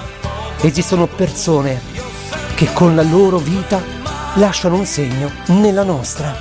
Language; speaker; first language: Italian; native; Italian